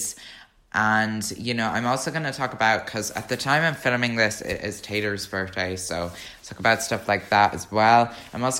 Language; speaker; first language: English; native; English